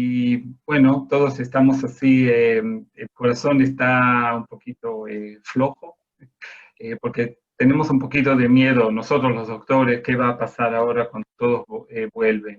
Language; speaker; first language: Spanish; non-native, fluent; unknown